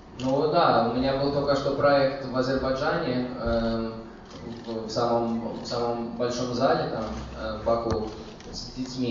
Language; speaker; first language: Russian; early bilingual, heritage; Russian